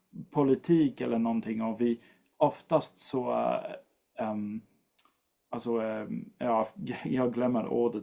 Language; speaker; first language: Swedish; non-native, fluent; English